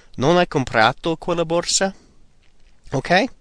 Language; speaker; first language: Italian; non-native, fluent; English